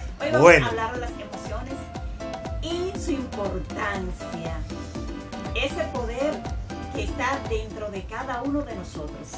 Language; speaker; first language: Spanish; native; Spanish